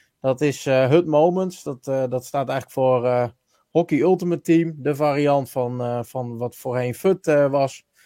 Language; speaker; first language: Dutch; native; Dutch